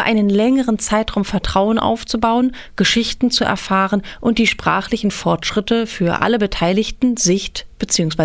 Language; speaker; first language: German; native; German